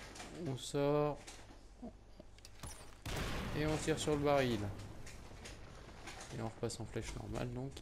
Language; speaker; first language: French; native; French